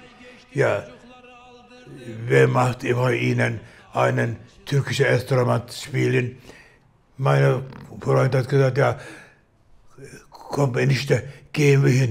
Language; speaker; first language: German; non-native, learner; Turkish